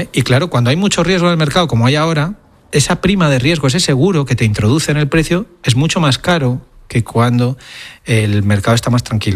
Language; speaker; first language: Spanish; native; Spanish